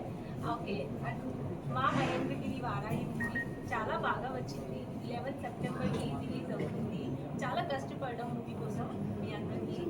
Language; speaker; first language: Telugu; non-native, learner; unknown